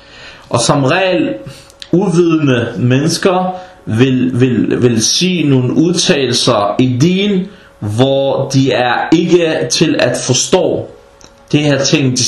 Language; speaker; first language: Danish; non-native, fluent; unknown